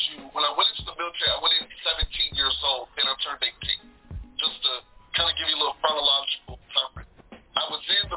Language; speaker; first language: English; native; English